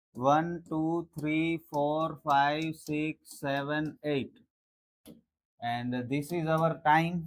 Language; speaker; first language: English; non-native, local second language; Gujarati